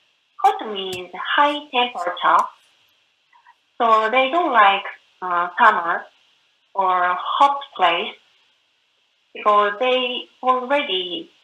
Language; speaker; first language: English; non-native, learner; Japanese